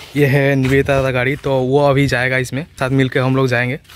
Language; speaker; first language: Hindi; non-native, local second language; Odia